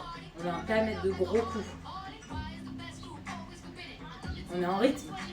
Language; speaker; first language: French; native; French